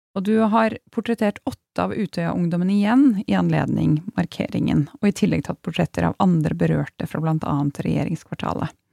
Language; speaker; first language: Norwegian; native; Norwegian